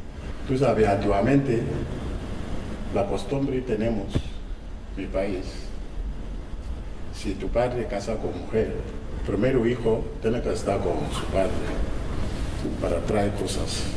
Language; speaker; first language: Spanish; non-native, learner; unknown